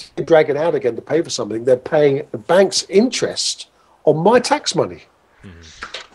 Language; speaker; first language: English; native; English